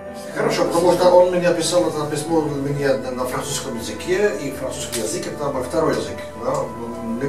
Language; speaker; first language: Russian; non-native, learner; Dutch